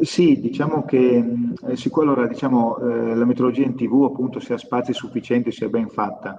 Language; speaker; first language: Italian; native; Italian